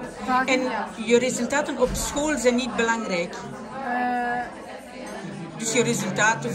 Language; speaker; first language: Dutch; non-native, fluent; French